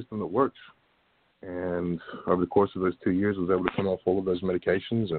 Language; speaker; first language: English; native; English